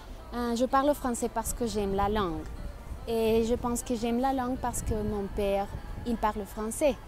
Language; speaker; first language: French; non-native, fluent; Spanish